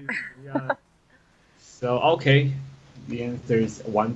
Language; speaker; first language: English; non-native, learner; Chinese